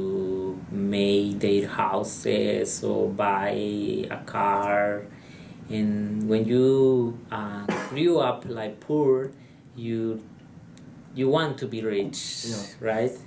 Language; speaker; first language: English; non-native, learner; Spanish